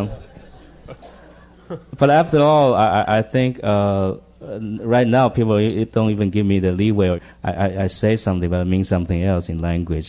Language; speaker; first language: English; non-native, fluent; Chinese